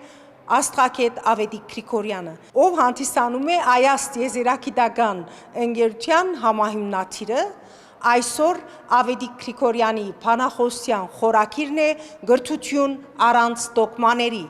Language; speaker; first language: Armenian; native; Armenian